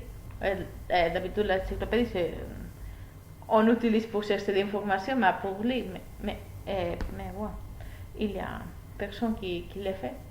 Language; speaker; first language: French; non-native, learner; Spanish